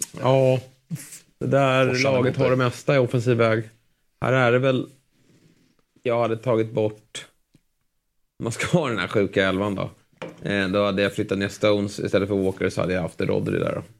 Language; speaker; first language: Swedish; native; Swedish